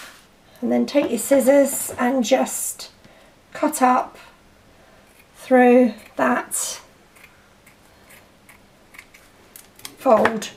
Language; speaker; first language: English; native; English